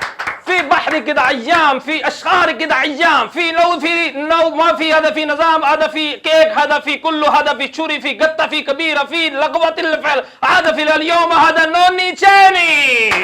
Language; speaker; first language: Arabic; non-native, learner; Punjabi